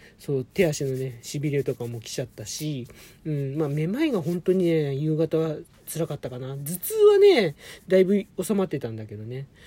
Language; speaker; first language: Japanese; native; Japanese